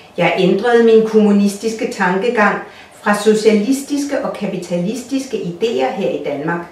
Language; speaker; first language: Danish; non-native, fluent; Russian